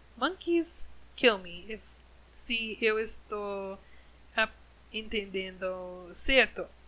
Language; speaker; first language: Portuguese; non-native, learner; English